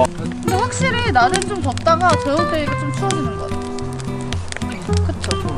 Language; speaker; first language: Korean; native; Korean